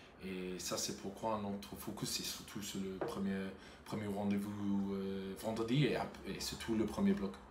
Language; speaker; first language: French; non-native, fluent; English